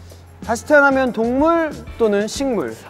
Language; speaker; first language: Korean; native; Korean